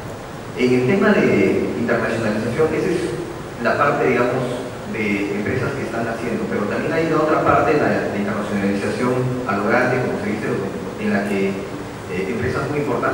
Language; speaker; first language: Spanish; native; Spanish